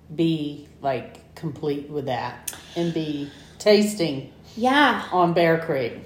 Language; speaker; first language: English; native; English